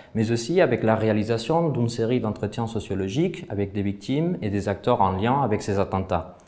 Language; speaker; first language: French; non-native, fluent; Spanish